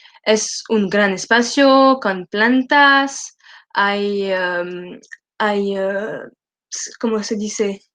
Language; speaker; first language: Spanish; non-native, learner; French